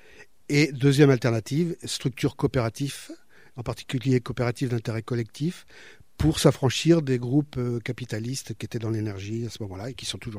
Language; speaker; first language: French; native; French